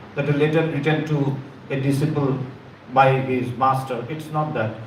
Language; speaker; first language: English; non-native, local second language; Bangla